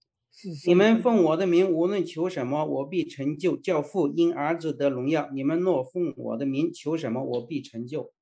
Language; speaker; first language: Chinese; native; Chinese